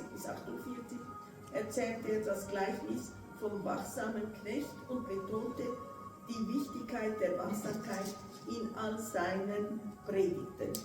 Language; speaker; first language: German; non-native, fluent; Portuguese